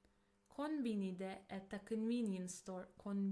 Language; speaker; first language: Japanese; non-native, fluent; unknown